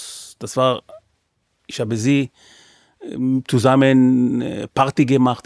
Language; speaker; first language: German; non-native, fluent; Hebrew